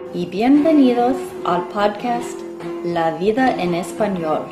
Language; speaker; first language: Spanish; non-native, fluent; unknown